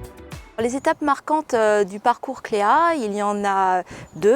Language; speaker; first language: French; native; French